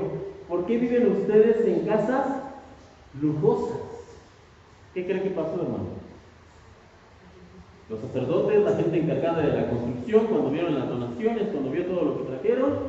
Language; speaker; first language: Spanish; native; Spanish